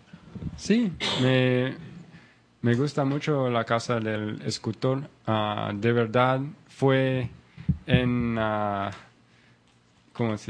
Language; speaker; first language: Spanish; non-native, learner; English